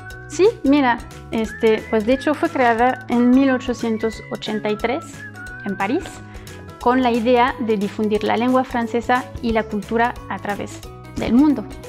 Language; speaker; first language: Spanish; non-native, fluent; French